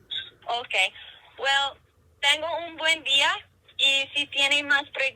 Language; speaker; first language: Spanish; non-native, learner; English